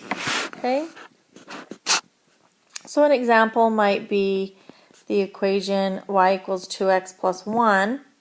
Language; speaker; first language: English; native; English